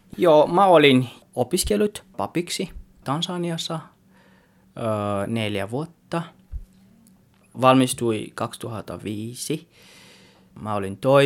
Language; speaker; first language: Finnish; non-native, learner; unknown